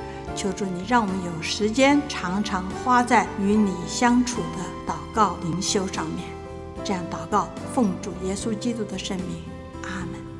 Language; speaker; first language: Chinese; native; Chinese